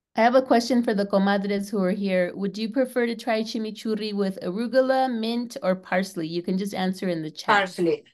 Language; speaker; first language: English; native; English